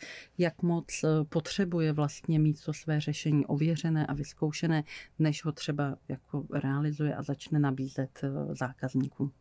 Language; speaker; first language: Czech; native; Czech